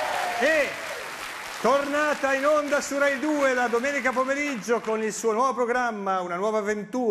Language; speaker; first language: Italian; native; Italian